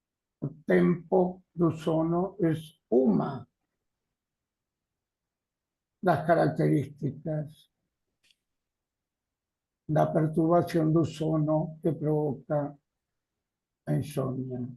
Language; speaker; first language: Portuguese; non-native, learner; Spanish